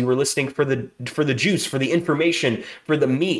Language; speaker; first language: English; native; English